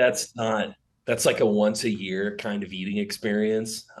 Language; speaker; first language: English; native; English